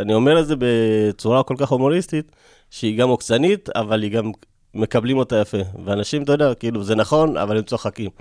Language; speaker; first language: Hebrew; early bilingual, other home language; Amharic